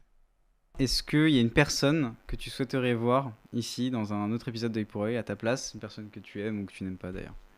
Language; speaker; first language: French; native; French